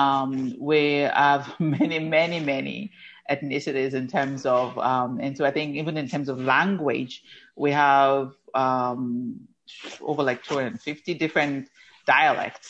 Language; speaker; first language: English; non-native, local second language; Yoruba